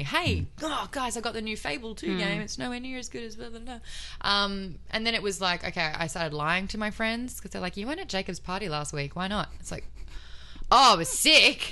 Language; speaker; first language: English; native; English